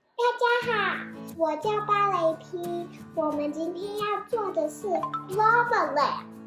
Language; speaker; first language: Chinese; early bilingual, heritage; Chinese